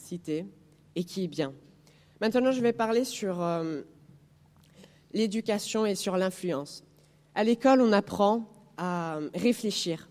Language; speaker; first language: French; non-native, fluent; Spanish